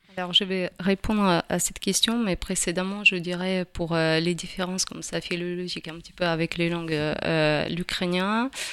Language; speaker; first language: French; non-native, fluent; Ukrainian